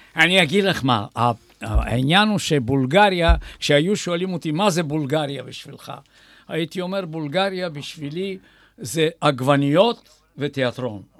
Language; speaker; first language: Hebrew; non-native, fluent; Bulgarian